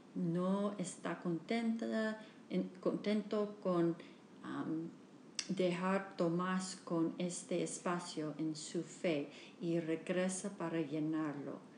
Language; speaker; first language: Spanish; non-native, learner; English